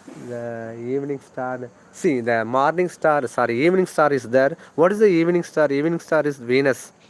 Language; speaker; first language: English; non-native, local second language; Tamil